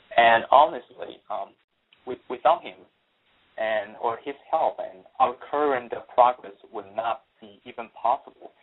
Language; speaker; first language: English; non-native, fluent; Chinese